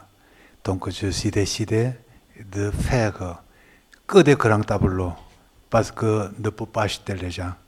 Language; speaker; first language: French; non-native, learner; Korean